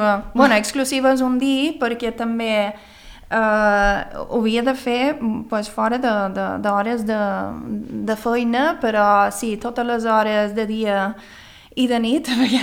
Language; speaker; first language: Catalan; early bilingual, other home language; Swedish